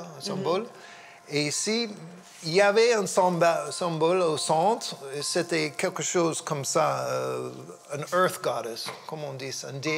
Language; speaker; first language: French; non-native, fluent; English